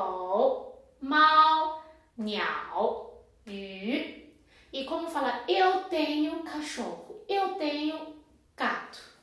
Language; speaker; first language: Portuguese; non-native, fluent; Chinese